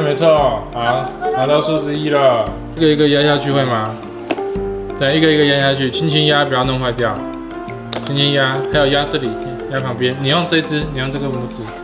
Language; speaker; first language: Chinese; native; Chinese